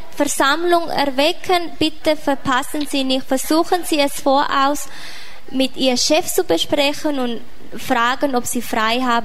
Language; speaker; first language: German; non-native, fluent; Thai